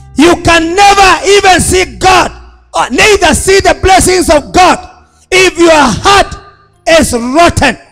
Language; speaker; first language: English; non-native, local second language; Swahili